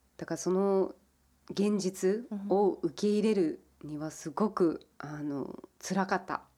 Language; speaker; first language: Japanese; early bilingual, heritage; English